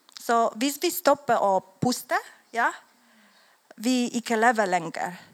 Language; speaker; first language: Swedish; non-native, learner; Polish